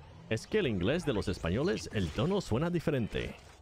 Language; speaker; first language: Spanish; early bilingual, heritage; Spanish